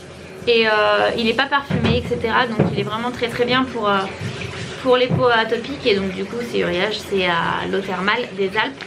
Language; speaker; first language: French; native; French